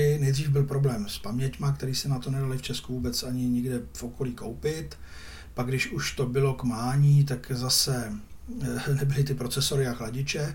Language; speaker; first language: Czech; native; Czech